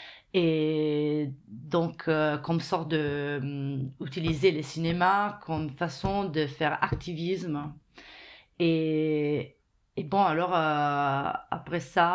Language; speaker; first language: French; non-native, fluent; Italian